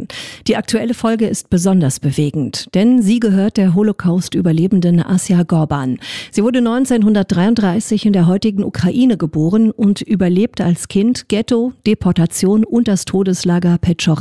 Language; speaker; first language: German; native; German